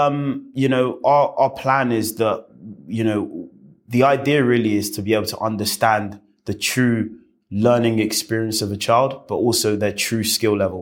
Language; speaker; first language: English; native; English